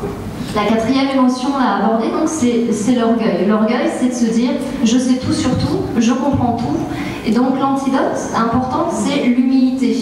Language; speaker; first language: French; native; French